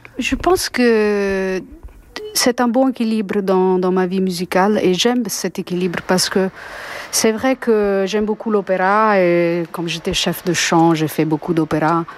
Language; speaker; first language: French; non-native, fluent; Italian